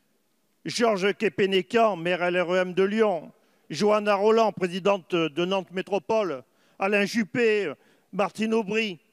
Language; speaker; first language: French; native; French